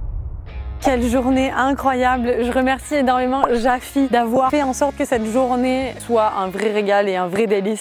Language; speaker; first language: French; native; French